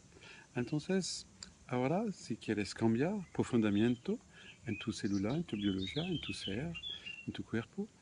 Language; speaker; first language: Spanish; non-native, fluent; French